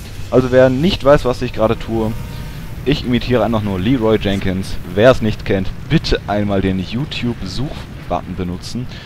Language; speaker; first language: German; native; German